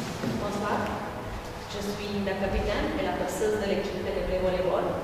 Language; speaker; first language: French; non-native, fluent; Italian